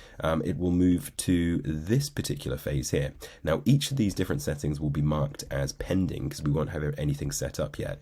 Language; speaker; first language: English; native; English